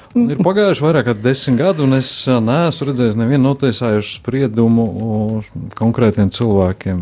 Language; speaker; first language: Latvian; native; Latvian